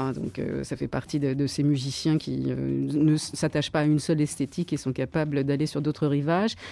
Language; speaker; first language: French; native; French